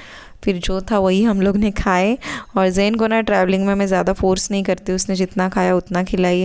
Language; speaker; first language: Hindi; native; Hindi